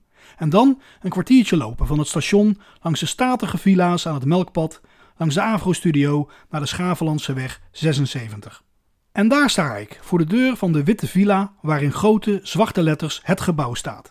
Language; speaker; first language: Dutch; native; Dutch